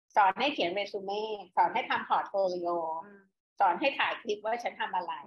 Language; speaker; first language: Thai; native; Thai